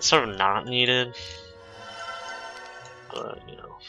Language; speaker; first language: English; native; English